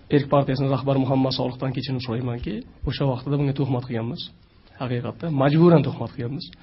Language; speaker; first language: Uzbek; native; Uzbek